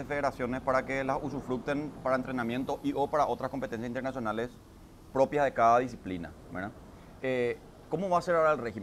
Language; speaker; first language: Spanish; native; Spanish